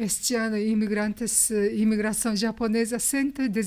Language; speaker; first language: Portuguese; non-native, learner; Japanese